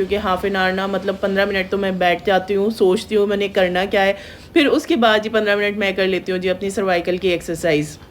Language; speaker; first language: Hindi; native; Hindi